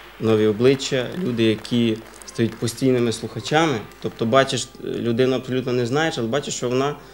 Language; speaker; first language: Ukrainian; native; Ukrainian